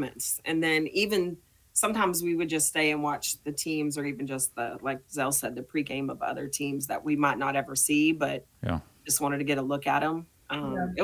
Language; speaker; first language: English; native; English